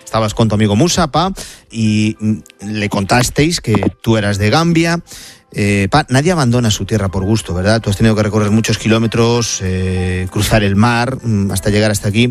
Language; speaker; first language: Spanish; native; Spanish